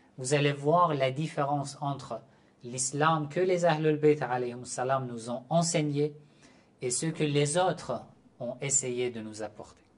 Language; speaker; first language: French; non-native, fluent; Persian